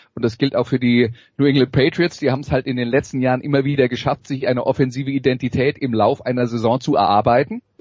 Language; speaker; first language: German; non-native, fluent; French